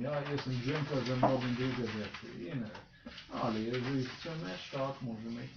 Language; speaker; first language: Polish; non-native, learner; Slovenian